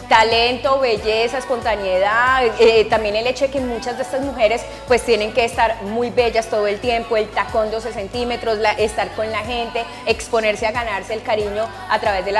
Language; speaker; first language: Spanish; native; Spanish